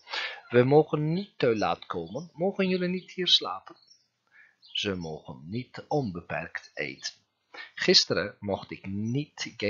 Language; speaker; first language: Dutch; non-native, fluent; Turkish